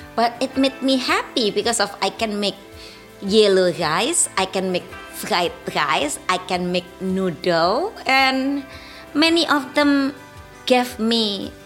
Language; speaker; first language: English; non-native, fluent; Indonesian